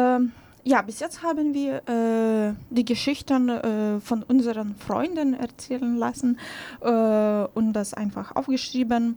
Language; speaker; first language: German; non-native, fluent; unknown